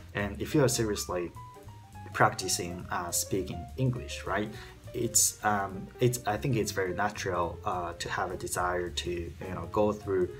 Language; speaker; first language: English; non-native, fluent; Japanese